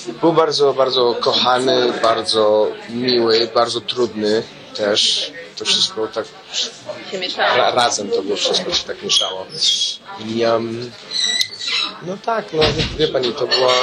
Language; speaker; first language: Polish; early bilingual, heritage; Polish